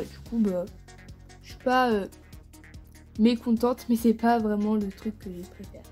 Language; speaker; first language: French; native; French